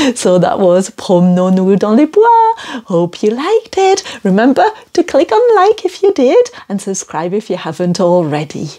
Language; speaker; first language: English; non-native, fluent; French